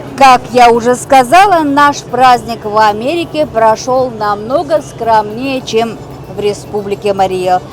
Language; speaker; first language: Russian; non-native, local second language; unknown